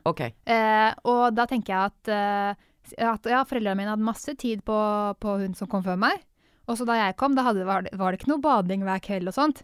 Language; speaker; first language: Norwegian; native; Norwegian